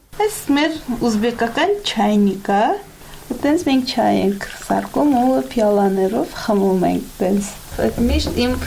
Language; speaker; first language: Armenian; non-native, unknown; Uzbek